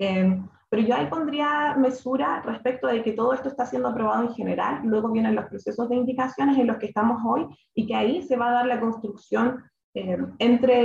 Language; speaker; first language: Spanish; native; Spanish